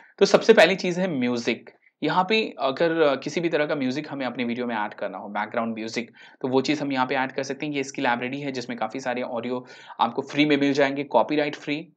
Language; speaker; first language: Hindi; native; Hindi